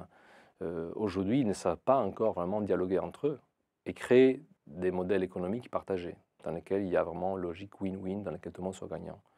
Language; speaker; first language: French; non-native, fluent; Italian